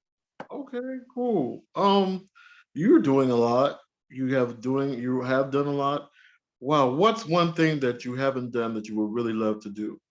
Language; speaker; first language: English; native; English